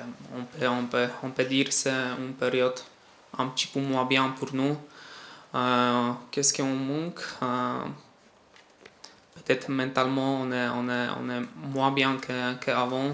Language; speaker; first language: French; non-native, fluent; Polish